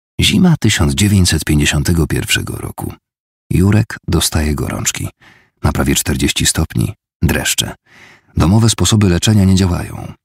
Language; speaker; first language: Polish; native; Polish